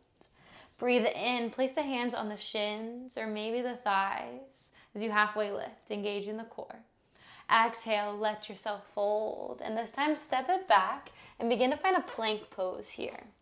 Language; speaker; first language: English; native; English